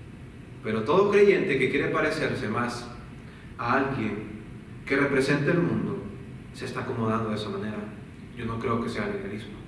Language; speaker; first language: Spanish; native; Spanish